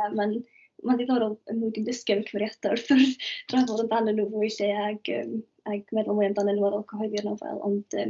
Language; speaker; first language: Welsh; native; Welsh